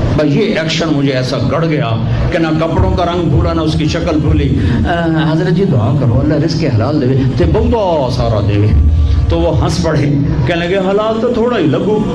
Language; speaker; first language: Urdu; non-native, local second language; Punjabi